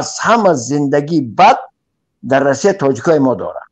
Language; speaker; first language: Persian; native; Persian